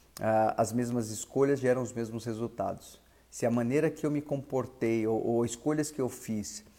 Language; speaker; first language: Portuguese; native; Portuguese